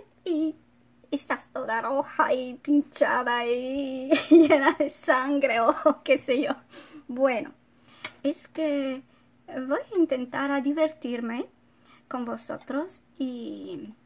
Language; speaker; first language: Spanish; non-native, fluent; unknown